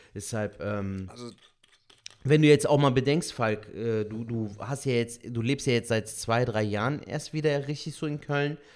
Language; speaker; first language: German; early bilingual, other home language; Turkish